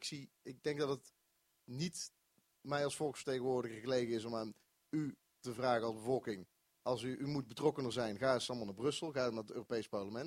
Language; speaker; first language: Dutch; native; Dutch